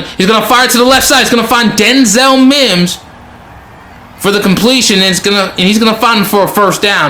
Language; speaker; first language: English; native; English